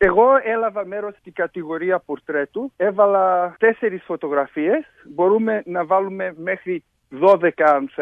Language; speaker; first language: Greek; early bilingual, heritage; English